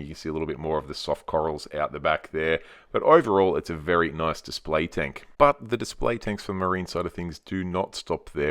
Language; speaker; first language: English; native; English